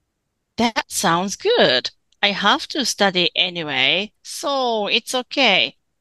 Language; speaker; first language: English; non-native, fluent; Japanese